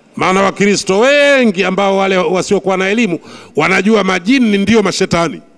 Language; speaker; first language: Swahili; native; Swahili